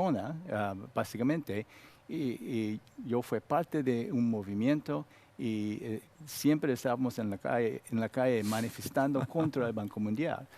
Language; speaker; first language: Spanish; non-native, learner; Korean